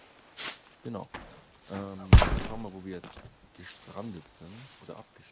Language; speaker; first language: German; native; German